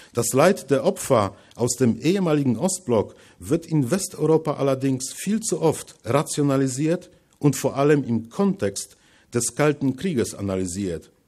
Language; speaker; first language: German; non-native, fluent; Polish